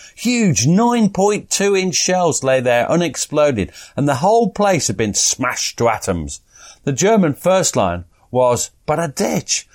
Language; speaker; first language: English; native; English